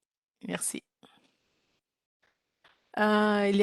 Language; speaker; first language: French; non-native, learner; Portuguese